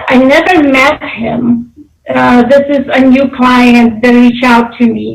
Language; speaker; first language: English; non-native, fluent; Polish